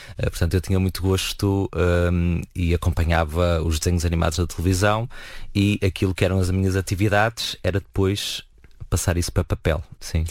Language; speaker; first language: Portuguese; native; Portuguese